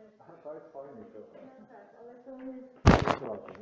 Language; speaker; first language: Polish; non-native, learner; Serbian